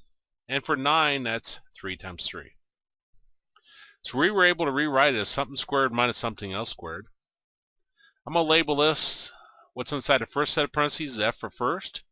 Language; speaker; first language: English; native; English